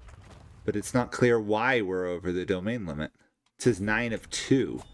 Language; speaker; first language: English; native; English